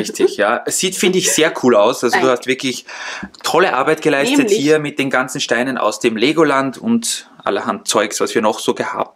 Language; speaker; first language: German; native; German